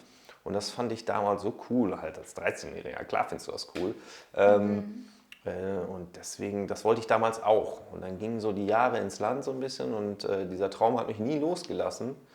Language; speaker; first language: German; native; German